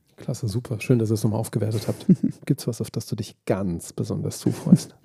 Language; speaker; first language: German; native; German